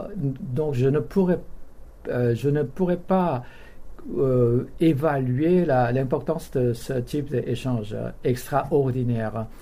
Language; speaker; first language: French; non-native, fluent; Korean